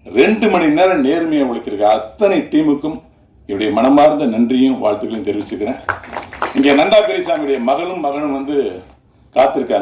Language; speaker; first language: Tamil; native; Tamil